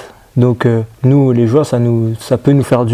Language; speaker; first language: French; native; French